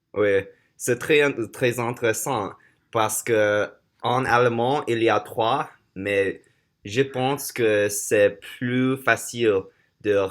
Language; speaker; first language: French; non-native, learner; English